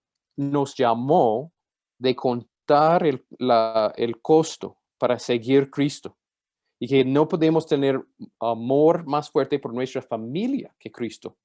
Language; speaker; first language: Spanish; non-native, fluent; English